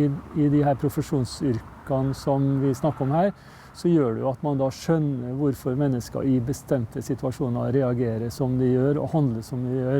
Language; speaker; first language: Norwegian; native; Norwegian